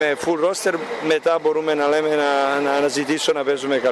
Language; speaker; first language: Greek; non-native, learner; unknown